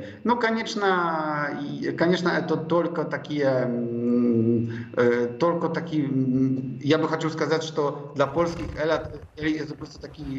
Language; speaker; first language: Russian; non-native, fluent; Polish